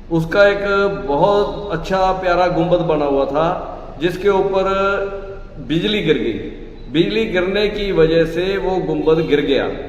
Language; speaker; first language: Hindi; non-native, local second language; Punjabi